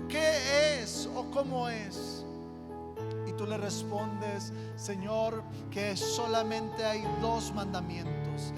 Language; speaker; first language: Spanish; native; Spanish